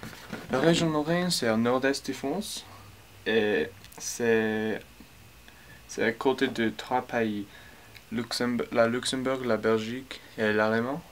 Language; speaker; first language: French; non-native, learner; English